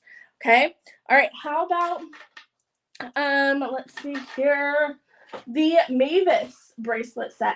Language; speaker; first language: English; native; English